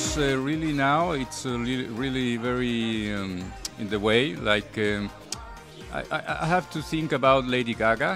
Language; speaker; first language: English; non-native, learner; Spanish